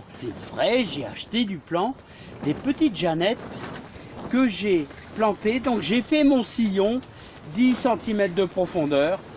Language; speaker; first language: French; native; French